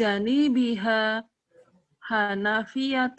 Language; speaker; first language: Arabic; non-native, learner; Indonesian